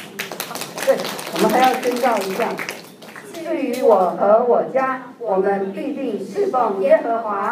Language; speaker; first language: Chinese; native; Chinese